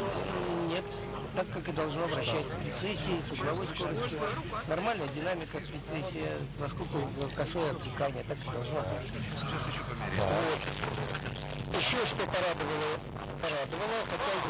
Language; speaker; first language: Russian; native; Russian